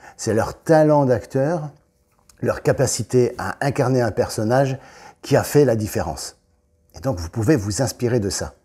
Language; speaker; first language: French; native; French